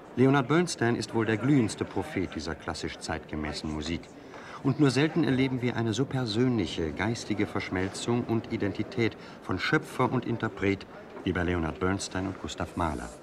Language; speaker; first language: German; native; German